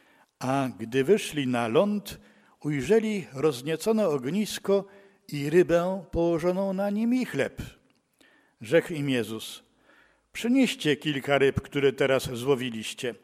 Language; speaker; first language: Polish; native; Polish